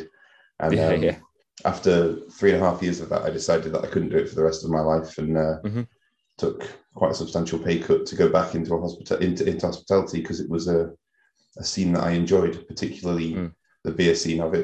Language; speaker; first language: English; native; English